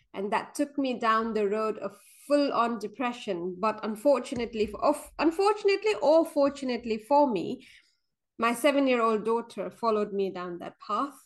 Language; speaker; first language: English; non-native, local second language; Nepali